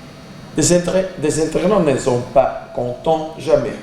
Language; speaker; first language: French; non-native, learner; Portuguese